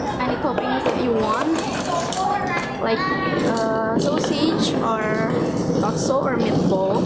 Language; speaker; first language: English; non-native, learner; Indonesian